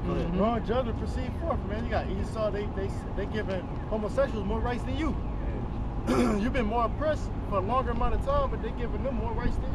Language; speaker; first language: English; native; English